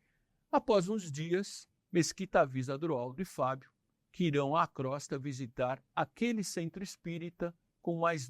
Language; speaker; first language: Portuguese; native; Portuguese